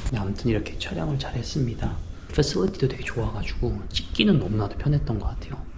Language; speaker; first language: Korean; early bilingual, heritage; Korean